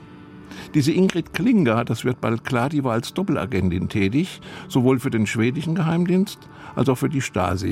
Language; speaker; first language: German; native; German